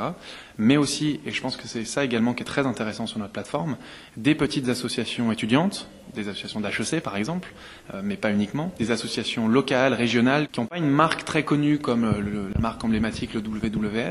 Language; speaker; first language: French; native; French